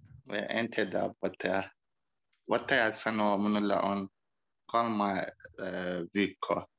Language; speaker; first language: Finnish; non-native, learner; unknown